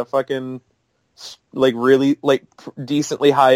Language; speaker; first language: English; native; English